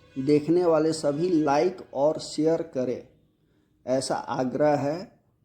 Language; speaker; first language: Hindi; native; Hindi